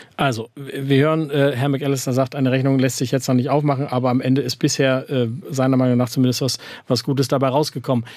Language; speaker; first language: German; native; German